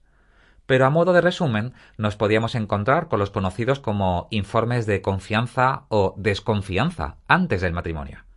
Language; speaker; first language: Spanish; native; Spanish